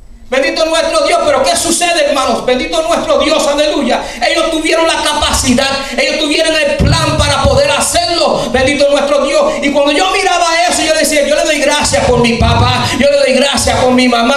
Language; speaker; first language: Spanish; early bilingual, heritage; Spanish